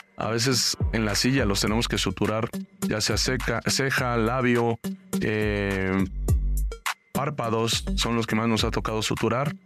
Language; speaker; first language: Spanish; native; Spanish